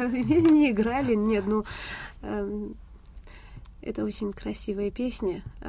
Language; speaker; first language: Russian; non-native, fluent; Pashto